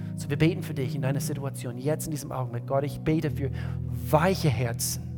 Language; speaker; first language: German; non-native, fluent; English